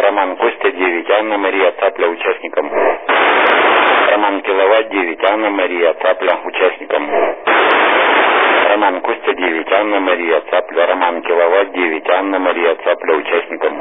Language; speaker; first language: Russian; native; Russian